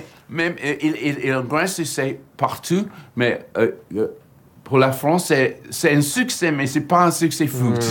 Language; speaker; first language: French; non-native, fluent; English